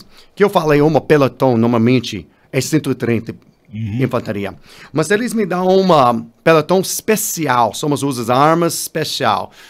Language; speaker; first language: Portuguese; non-native, learner; English